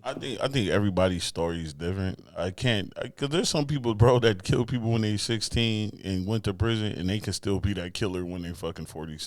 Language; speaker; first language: English; native; English